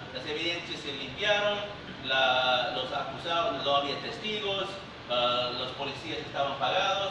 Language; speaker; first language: Spanish; early bilingual, heritage; Spanish